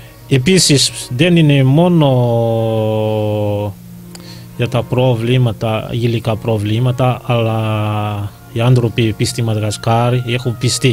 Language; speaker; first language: Greek; non-native, learner; Malagasy